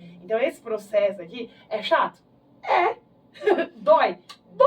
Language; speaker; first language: Portuguese; native; Portuguese